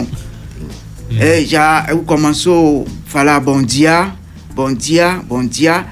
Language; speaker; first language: Portuguese; non-native, learner; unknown